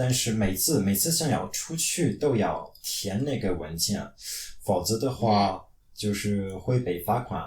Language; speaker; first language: Chinese; non-native, fluent; French